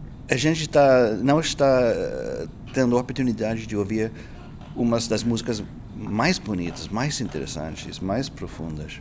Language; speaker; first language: Spanish; non-native, learner; English